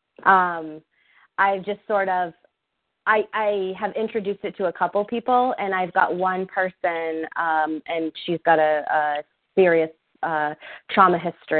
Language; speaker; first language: English; native; English